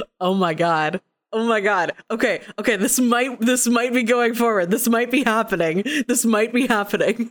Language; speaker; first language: English; native; English